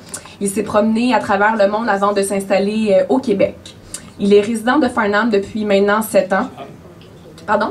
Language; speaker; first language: French; native; French